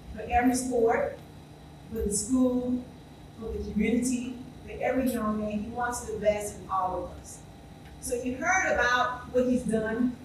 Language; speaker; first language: English; native; English